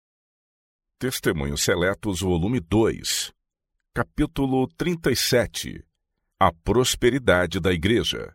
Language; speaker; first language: Portuguese; native; Portuguese